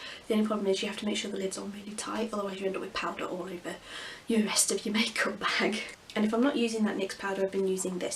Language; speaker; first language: English; native; English